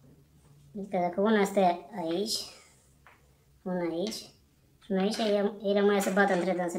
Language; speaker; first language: Romanian; non-native, learner; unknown